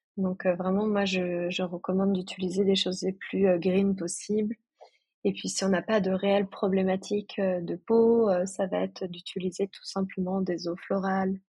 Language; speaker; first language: French; native; French